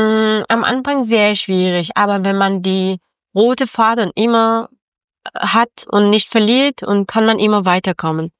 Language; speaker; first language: German; non-native, learner; Persian